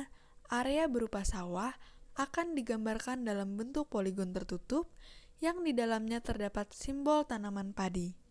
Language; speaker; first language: Indonesian; native; Indonesian